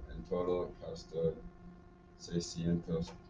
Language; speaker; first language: Spanish; non-native, learner; English